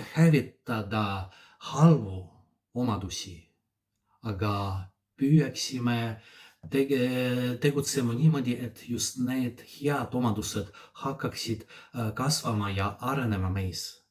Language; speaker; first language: Estonian; non-native, fluent; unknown